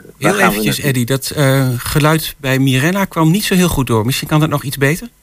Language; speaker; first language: Dutch; native; Dutch